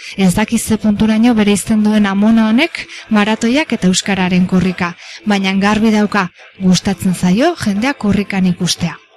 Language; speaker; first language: Basque; non-native, local second language; Spanish